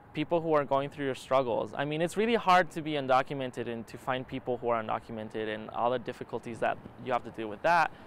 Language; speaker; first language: English; early bilingual, other home language; Spanish